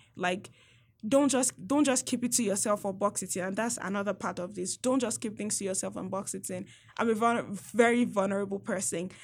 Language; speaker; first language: English; non-native, local second language; Yoruba